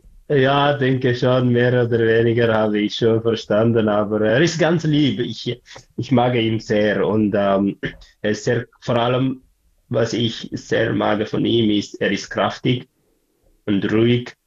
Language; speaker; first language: German; non-native, learner; Tigrinya